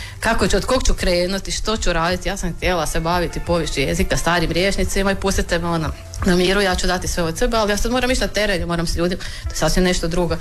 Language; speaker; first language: Croatian; native; Croatian